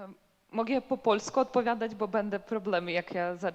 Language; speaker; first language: Polish; non-native, learner; Ukrainian